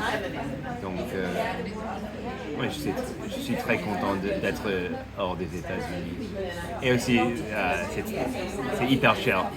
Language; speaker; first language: French; non-native, fluent; English